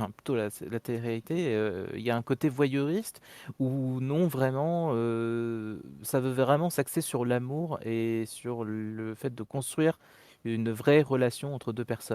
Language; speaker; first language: French; native; French